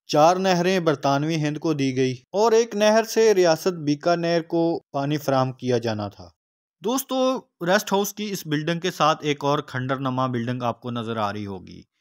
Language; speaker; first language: Urdu; non-native, local second language; Punjabi